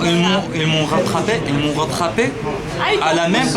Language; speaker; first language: French; non-native, learner; Arabic